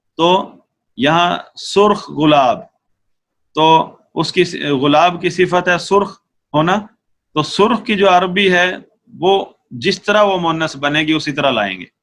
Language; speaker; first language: Urdu; native; Urdu